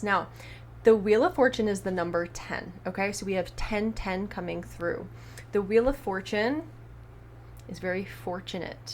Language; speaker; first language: English; native; English